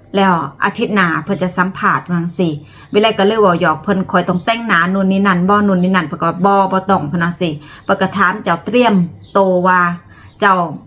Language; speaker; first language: Thai; native; Thai